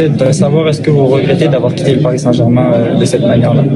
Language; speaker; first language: French; native; French